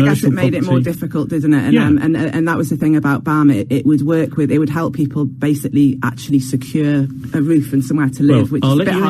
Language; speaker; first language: English; native; English